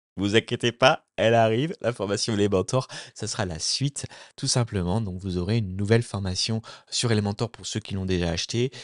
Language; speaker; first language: French; native; French